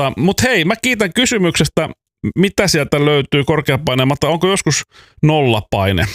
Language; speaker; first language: Finnish; native; Finnish